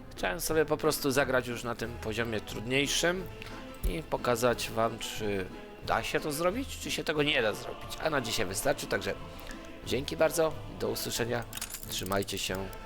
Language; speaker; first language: Polish; native; Polish